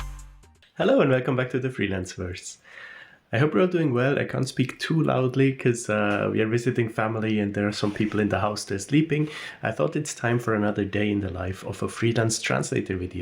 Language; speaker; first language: English; non-native, fluent; German